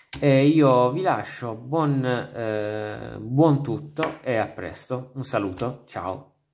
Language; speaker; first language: Italian; native; Italian